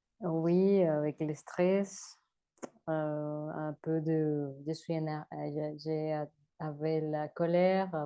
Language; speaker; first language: French; non-native, learner; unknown